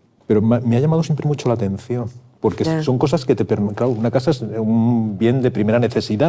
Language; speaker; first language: Spanish; native; Spanish